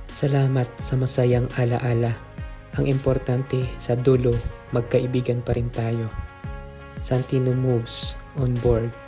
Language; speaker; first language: Filipino; non-native, local second language; Hiligaynon